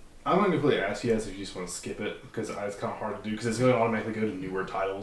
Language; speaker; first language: English; native; English